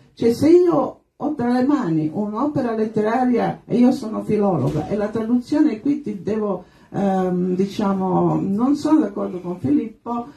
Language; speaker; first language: Italian; non-native, fluent; Croatian